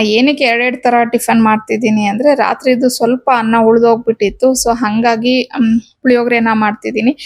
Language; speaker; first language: Kannada; non-native, local second language; Telugu